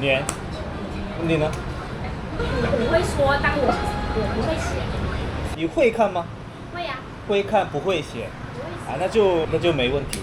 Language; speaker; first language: Chinese; non-native, learner; Korean